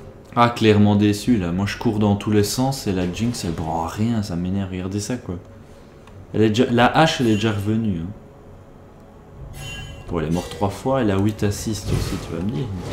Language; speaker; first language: French; native; French